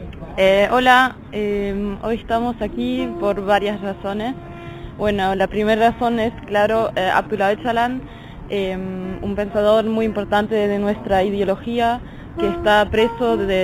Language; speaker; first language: Spanish; non-native, fluent; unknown